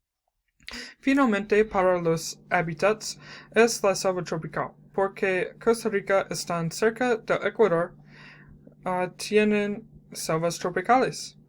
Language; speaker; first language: Spanish; non-native, learner; English